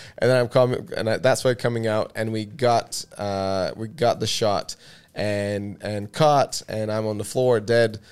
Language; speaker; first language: English; non-native, fluent; Russian